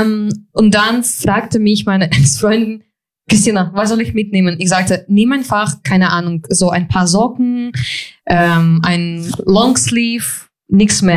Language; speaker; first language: German; non-native, fluent; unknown